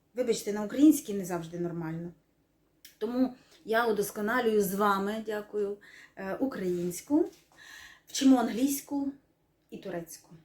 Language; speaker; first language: Ukrainian; non-native, local second language; Russian